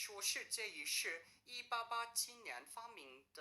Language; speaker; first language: Chinese; non-native, learner; English